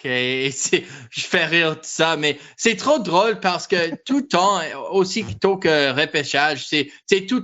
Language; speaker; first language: French; non-native, learner; English